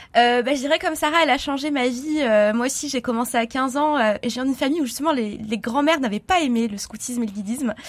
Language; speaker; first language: French; native; French